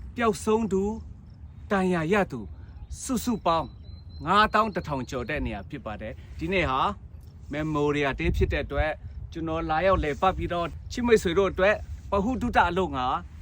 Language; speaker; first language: Burmese; non-native, local second language; Shan